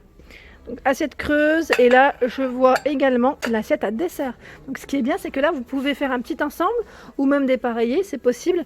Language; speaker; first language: French; native; French